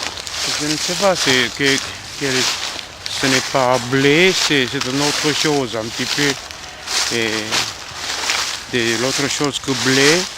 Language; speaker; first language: French; non-native, fluent; Korean